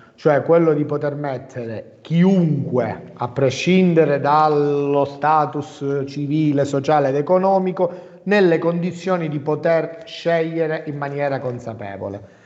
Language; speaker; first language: Italian; native; Italian